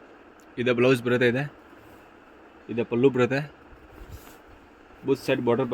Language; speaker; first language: Kannada; non-native, local second language; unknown